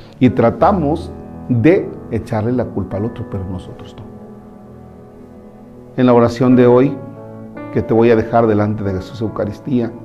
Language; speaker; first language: Spanish; native; Spanish